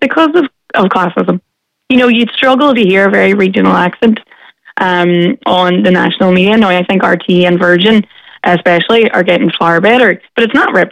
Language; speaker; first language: English; native; English